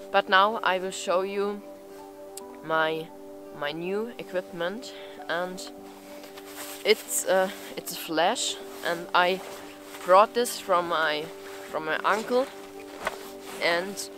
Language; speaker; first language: English; non-native, fluent; German